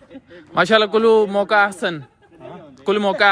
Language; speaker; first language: Arabic; non-native, learner; Punjabi